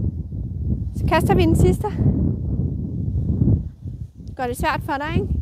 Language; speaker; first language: Danish; native; Danish